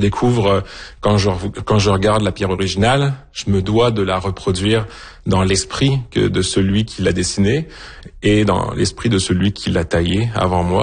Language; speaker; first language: French; native; French